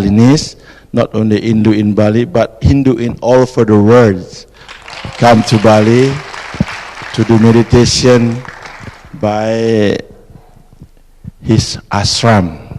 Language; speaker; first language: English; non-native, fluent; Indonesian